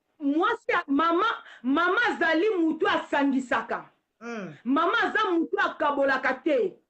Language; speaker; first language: Lingala; non-native, local second language; Kituba (Democratic Republic of Congo)